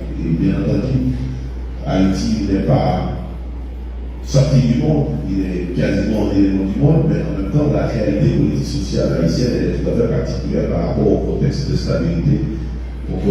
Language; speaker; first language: French; non-native, local second language; Haitian Creole